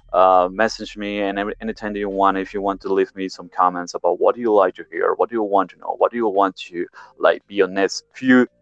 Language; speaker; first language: English; non-native, learner; Spanish